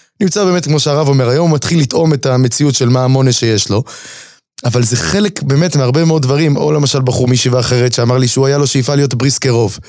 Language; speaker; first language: Hebrew; native; Hebrew